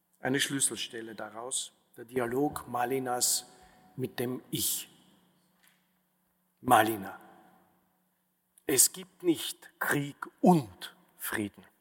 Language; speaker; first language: German; native; German